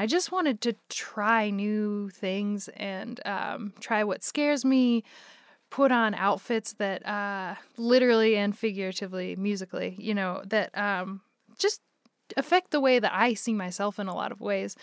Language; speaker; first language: English; native; English